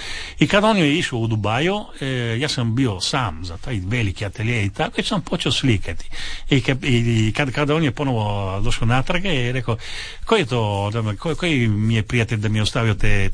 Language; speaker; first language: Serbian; non-native, fluent; Italian